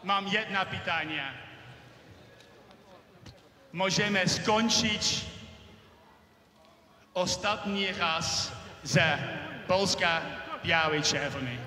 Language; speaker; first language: Polish; non-native, learner; Dutch